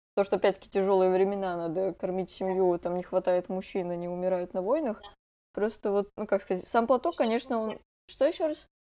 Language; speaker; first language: Russian; native; Russian